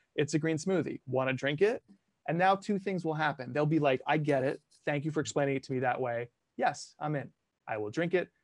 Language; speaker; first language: English; early bilingual, other home language; Italian